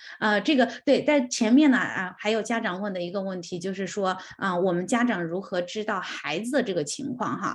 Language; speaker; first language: Chinese; native; Chinese